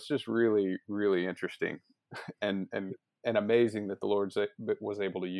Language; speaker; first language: English; native; English